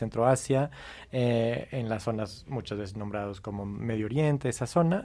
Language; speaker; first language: Spanish; non-native, fluent; English